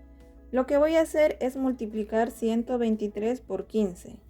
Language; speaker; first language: Spanish; native; Spanish